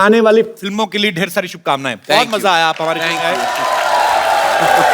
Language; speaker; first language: Hindi; native; Hindi